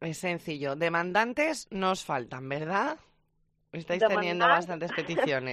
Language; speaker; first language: Spanish; native; Spanish